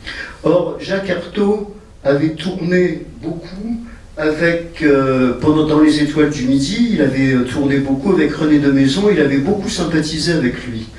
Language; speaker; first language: French; native; French